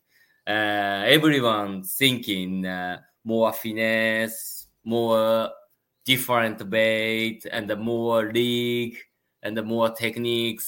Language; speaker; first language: English; non-native, learner; Japanese